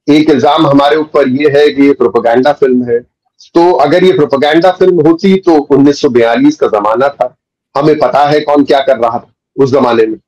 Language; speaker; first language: Hindi; native; Hindi